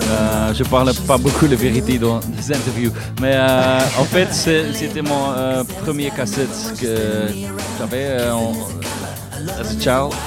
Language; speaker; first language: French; non-native, local second language; Dutch